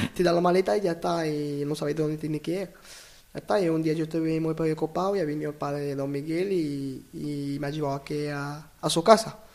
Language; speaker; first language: Spanish; non-native, learner; Arabic